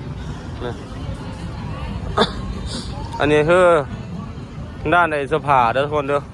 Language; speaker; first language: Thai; non-native, local second language; Northeastern Thai